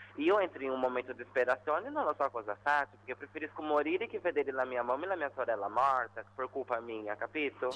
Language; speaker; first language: Italian; non-native, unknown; Portuguese